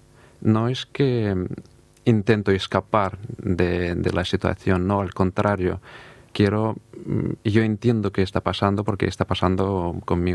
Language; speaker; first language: Spanish; non-native, fluent; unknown